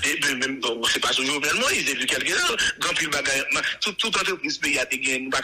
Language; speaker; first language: French; non-native, local second language; Haitian Creole